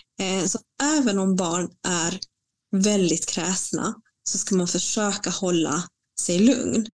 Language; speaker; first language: Swedish; non-native, fluent; Spanish